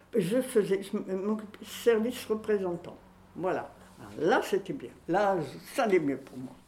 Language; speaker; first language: French; native; French